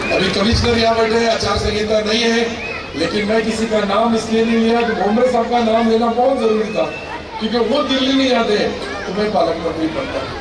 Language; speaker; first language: Hindi; non-native, local second language; Urdu